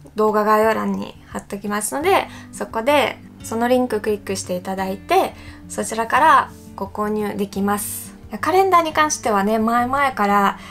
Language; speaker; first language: Japanese; non-native, fluent; Russian